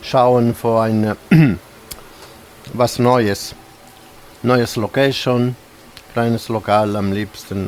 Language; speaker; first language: German; non-native, fluent; Italian